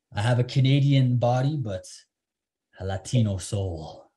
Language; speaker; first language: English; native; English